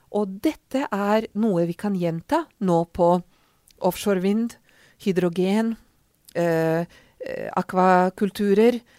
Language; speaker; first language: Norwegian; non-native, fluent; Serbian